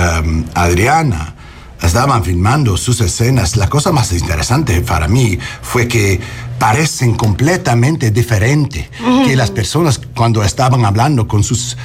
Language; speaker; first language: Spanish; non-native, learner; English